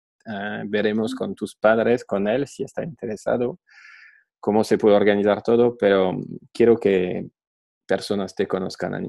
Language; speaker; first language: Spanish; non-native, fluent; French